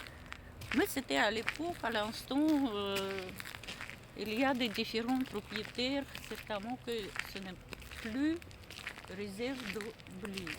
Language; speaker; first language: French; non-native, learner; Russian